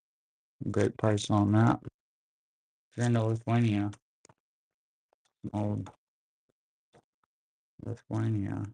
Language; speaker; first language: English; native; English